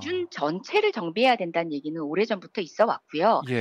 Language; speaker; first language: Korean; native; Korean